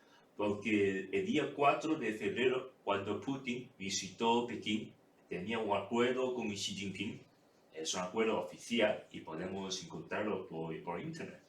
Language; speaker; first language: Spanish; non-native, fluent; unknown